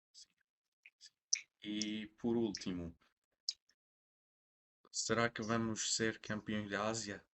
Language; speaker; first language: Portuguese; non-native, fluent; Persian